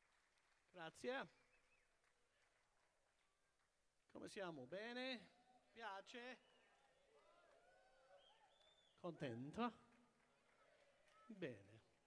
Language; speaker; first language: Italian; early bilingual, heritage; English